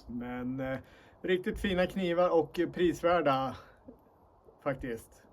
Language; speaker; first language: Swedish; native; Swedish